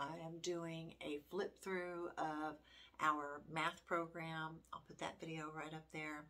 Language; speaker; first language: English; native; English